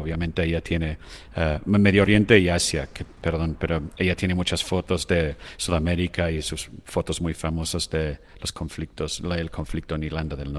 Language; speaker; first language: Spanish; non-native, fluent; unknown